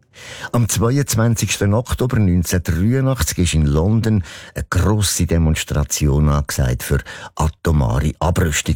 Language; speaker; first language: German; native; German